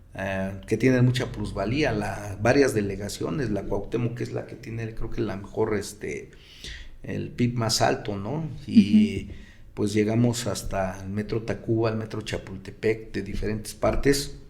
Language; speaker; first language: Spanish; native; Spanish